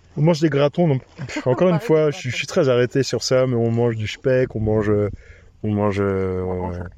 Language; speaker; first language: French; native; French